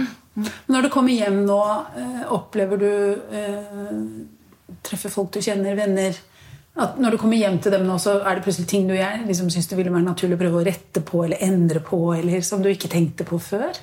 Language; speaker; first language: Norwegian; native; Norwegian